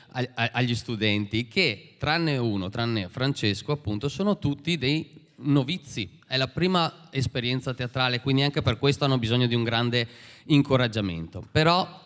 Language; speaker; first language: Italian; native; Italian